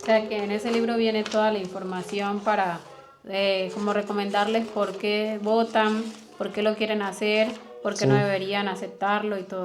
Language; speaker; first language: Spanish; native; Spanish